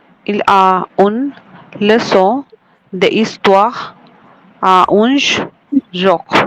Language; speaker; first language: French; non-native, learner; Bangla